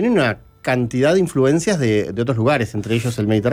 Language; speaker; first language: Spanish; native; Spanish